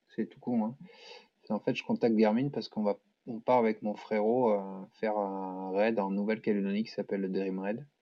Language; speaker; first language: French; native; French